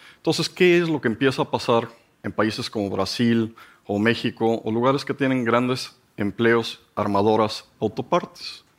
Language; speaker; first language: Spanish; native; Spanish